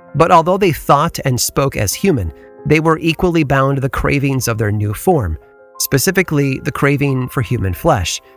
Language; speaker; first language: English; native; English